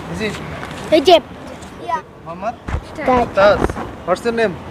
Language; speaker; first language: English; non-native, learner; Arabic